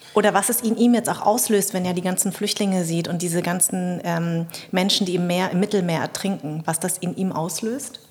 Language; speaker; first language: German; early bilingual, other home language; Vietnamese